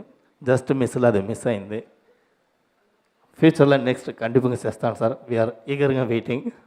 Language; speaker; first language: Telugu; non-native, learner; Tamil